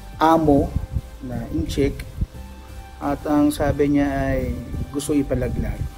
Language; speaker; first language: Filipino; native; Filipino